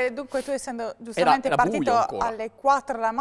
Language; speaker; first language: Italian; native; Italian